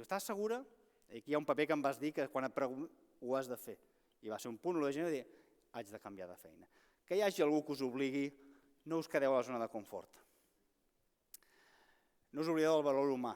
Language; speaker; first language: Catalan; native; Catalan